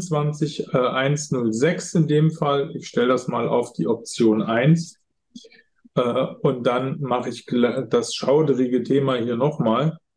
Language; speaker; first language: German; native; German